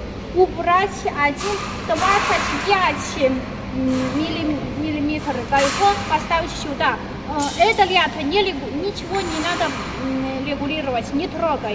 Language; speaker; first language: Russian; non-native, learner; Chinese